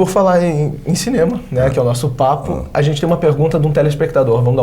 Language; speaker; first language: Portuguese; native; Portuguese